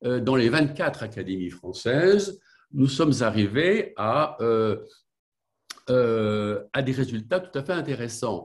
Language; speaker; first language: French; native; French